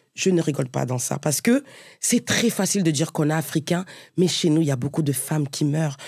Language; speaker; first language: French; native; French